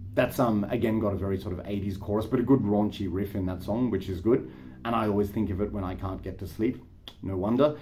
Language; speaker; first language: English; native; English